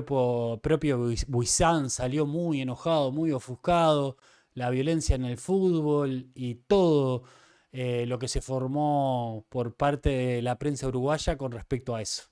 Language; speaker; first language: Spanish; native; Spanish